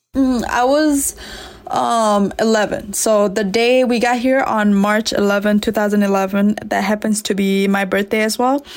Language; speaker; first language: English; early bilingual, other home language; S'gaw Karen